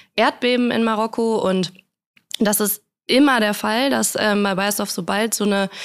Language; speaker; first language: German; native; German